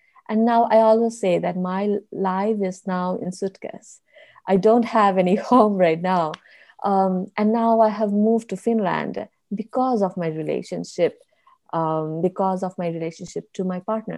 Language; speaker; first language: English; non-native, local second language; Bangla